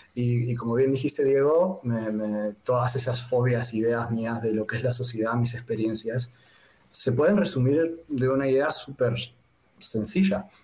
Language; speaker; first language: Spanish; native; Spanish